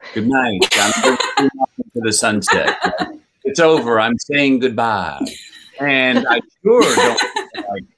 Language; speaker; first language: English; native; English